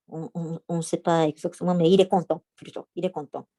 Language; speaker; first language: French; non-native, learner; Japanese